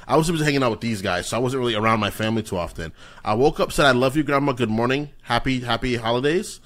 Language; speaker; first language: English; native; English